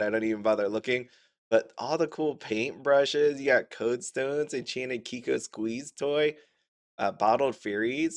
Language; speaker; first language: English; native; English